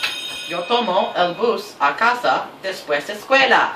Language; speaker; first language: Spanish; non-native, learner; English